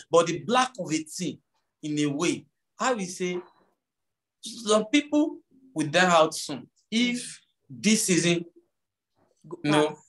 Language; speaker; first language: English; non-native, local second language; Yoruba